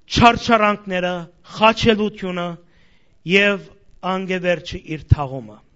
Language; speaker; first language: Armenian; early bilingual, heritage; Armenian